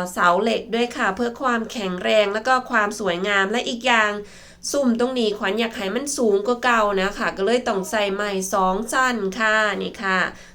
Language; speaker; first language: Thai; native; Thai